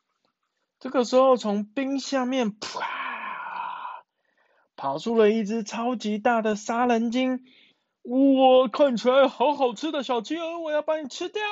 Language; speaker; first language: Chinese; native; Chinese